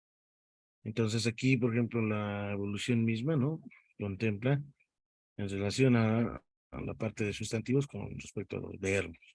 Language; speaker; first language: Spanish; native; Spanish